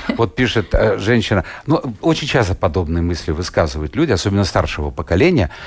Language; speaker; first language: Russian; native; Russian